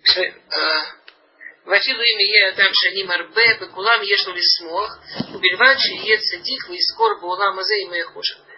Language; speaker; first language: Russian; early bilingual, heritage; Russian